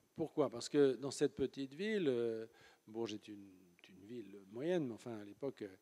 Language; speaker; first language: French; native; French